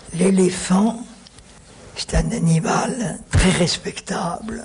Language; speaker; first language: French; native; French